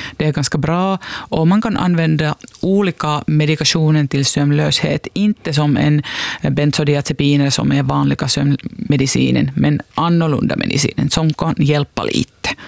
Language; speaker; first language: Swedish; non-native, local second language; Finnish